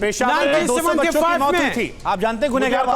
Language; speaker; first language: Hindi; native; Hindi